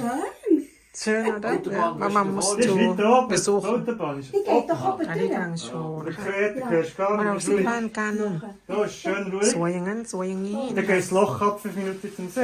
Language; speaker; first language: German; non-native, learner; Thai